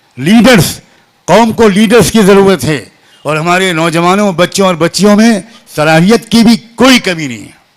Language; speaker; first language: Urdu; native; Urdu